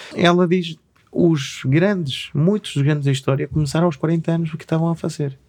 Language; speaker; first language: Portuguese; non-native, fluent; Spanish